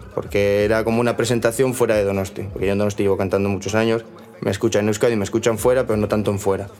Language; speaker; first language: Spanish; native; Spanish